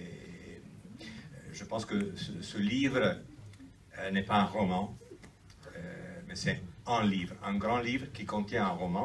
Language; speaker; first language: French; non-native, fluent; Italian